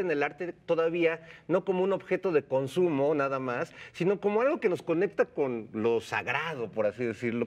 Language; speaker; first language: Spanish; native; Spanish